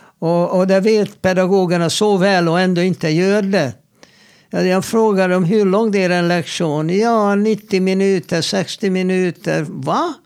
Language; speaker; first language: Swedish; non-native, fluent; Hungarian